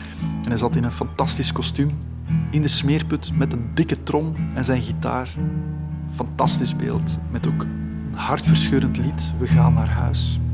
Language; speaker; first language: Dutch; native; Dutch